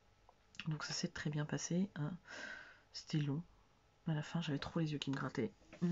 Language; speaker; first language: French; native; French